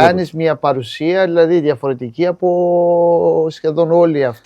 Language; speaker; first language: Greek; non-native, fluent; Portuguese